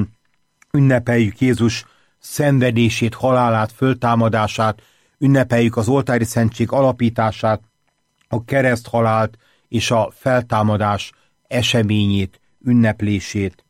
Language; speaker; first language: Hungarian; native; Hungarian